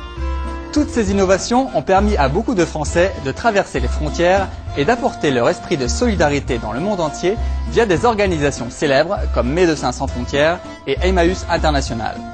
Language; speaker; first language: French; native; French